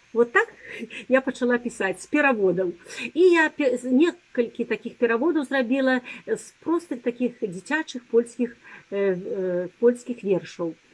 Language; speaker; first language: Belarusian; native; Belarusian